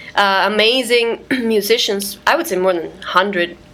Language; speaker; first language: English; non-native, fluent; Spanish